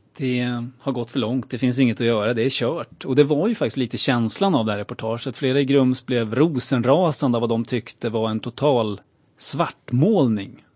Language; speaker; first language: Swedish; native; Swedish